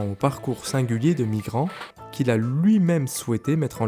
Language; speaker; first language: French; native; French